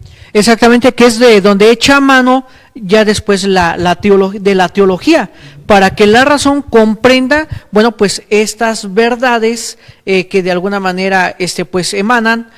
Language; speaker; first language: Spanish; native; Spanish